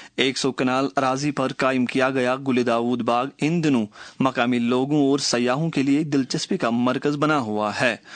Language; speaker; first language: Urdu; non-native, local second language; Kashmiri